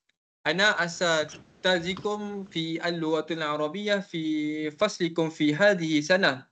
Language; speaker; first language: Arabic; non-native, learner; Malay